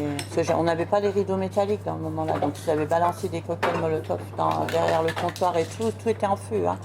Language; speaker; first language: French; native; French